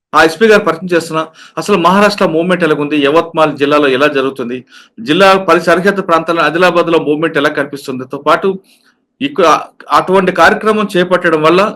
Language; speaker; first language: Telugu; native; Telugu